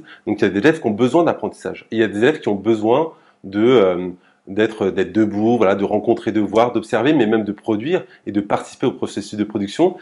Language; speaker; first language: French; native; French